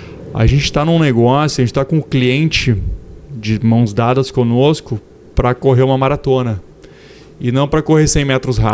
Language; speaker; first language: Portuguese; native; Portuguese